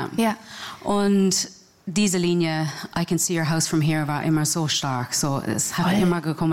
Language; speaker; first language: German; non-native, learner; English